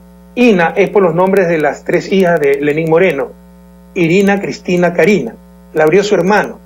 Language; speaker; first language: Spanish; native; Spanish